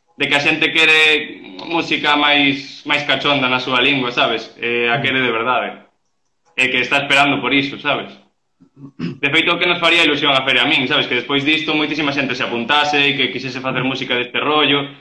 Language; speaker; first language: Galician; non-native, local second language; Spanish